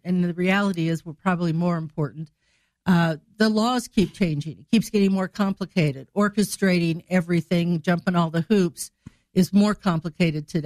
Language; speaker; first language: English; native; English